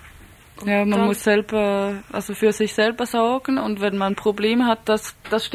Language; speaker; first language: German; non-native, learner; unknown